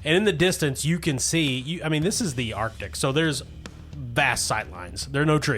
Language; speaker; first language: English; native; English